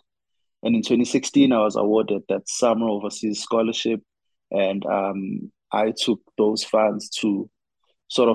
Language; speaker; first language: English; non-native, local second language; Zulu